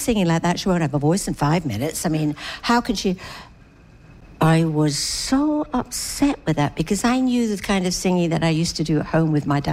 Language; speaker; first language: English; native; English